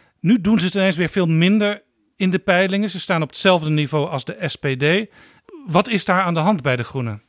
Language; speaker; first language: Dutch; native; Dutch